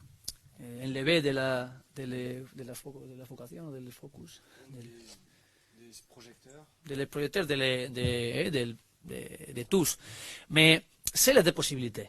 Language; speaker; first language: French; non-native, learner; Spanish